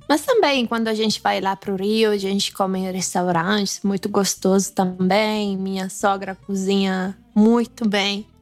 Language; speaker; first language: Portuguese; non-native, fluent; Italian